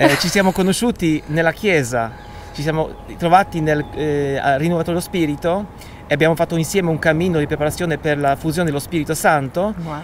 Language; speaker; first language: Italian; non-native, fluent; Polish